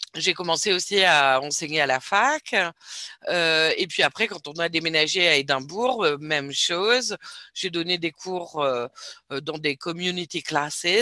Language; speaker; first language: French; native; French